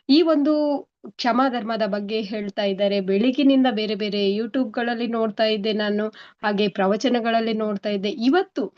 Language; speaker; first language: Kannada; native; Kannada